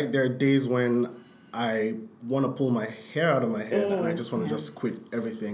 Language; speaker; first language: English; non-native, local second language; Yoruba